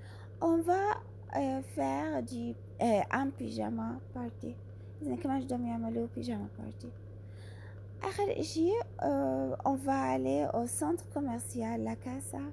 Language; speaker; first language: French; non-native, learner; Arabic